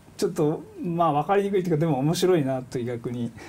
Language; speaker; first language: Japanese; native; Japanese